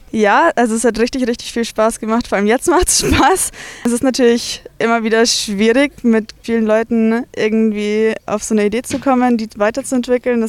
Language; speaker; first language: German; native; German